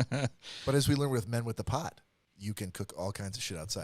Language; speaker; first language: English; native; English